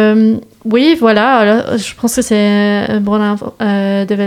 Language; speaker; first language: French; non-native, learner; English